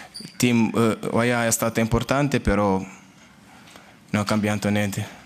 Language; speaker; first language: Italian; non-native, learner; Portuguese